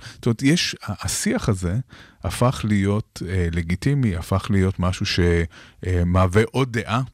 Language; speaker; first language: Hebrew; native; Hebrew